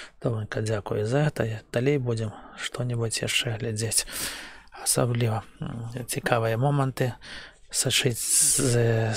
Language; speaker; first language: Belarusian; native; Belarusian